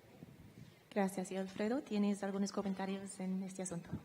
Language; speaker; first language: Spanish; non-native, fluent; English